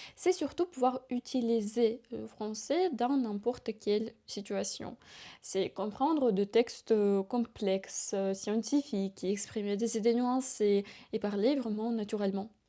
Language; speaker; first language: French; non-native, fluent; Ukrainian